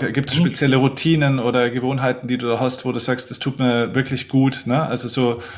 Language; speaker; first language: German; native; German